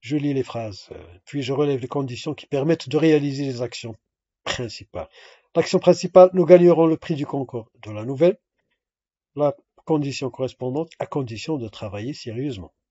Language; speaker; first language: French; non-native, local second language; Arabic